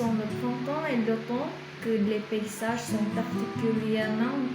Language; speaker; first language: French; non-native, fluent; Korean